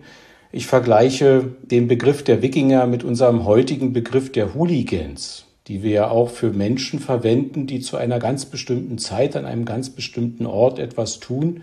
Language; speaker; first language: German; native; German